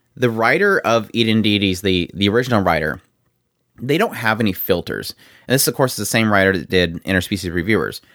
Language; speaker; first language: English; native; English